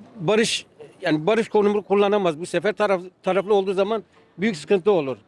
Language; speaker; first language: Turkish; native; Turkish